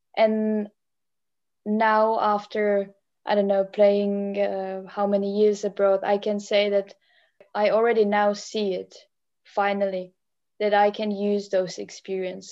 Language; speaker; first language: English; non-native, fluent; Czech